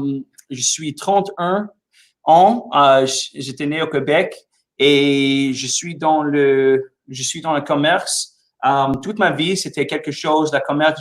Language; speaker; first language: French; non-native, local second language; English